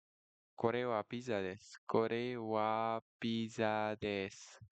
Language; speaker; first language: Japanese; non-native, learner; Nepali